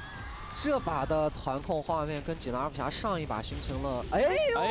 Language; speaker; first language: Chinese; native; Chinese